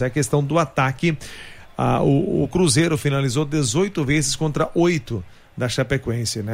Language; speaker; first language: Portuguese; native; Portuguese